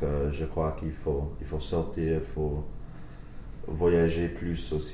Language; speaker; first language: French; non-native, learner; English